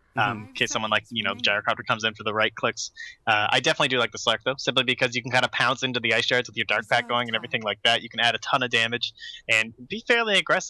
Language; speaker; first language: English; native; English